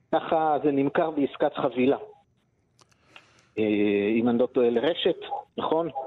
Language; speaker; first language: Hebrew; native; Hebrew